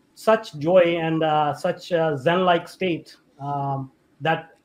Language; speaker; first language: English; non-native, local second language; Hindi